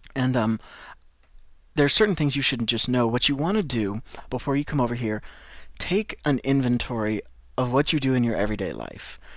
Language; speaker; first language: English; native; English